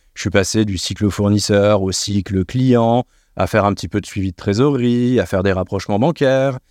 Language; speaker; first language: French; native; French